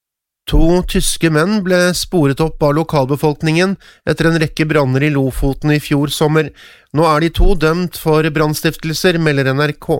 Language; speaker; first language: Norwegian; native; Norwegian